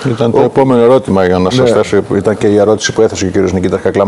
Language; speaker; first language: Greek; native; Greek